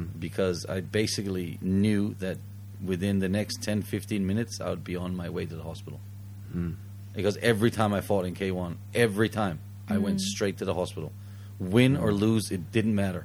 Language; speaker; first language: English; early bilingual, heritage; English